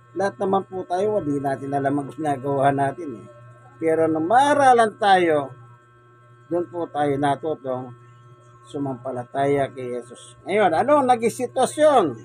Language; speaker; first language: Filipino; non-native, local second language; Pampanga